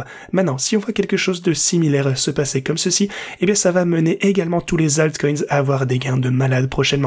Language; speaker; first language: French; native; French